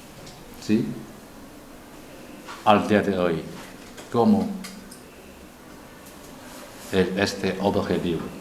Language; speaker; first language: Spanish; non-native, learner; Chinese